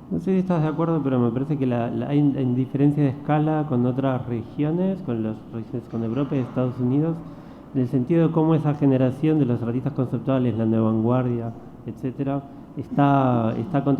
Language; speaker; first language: Spanish; native; Spanish